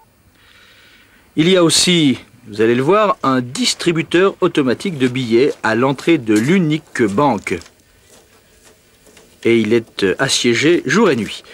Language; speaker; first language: French; native; French